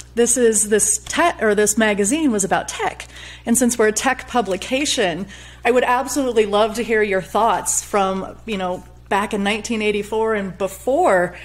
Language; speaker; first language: English; native; English